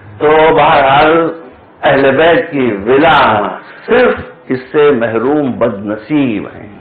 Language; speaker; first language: Urdu; native; Urdu